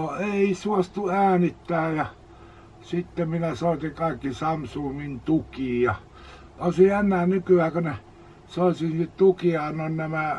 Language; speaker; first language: Finnish; native; Finnish